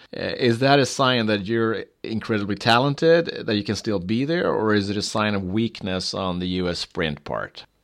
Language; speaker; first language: English; non-native, fluent; Swedish